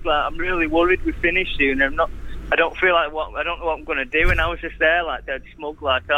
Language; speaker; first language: English; native; English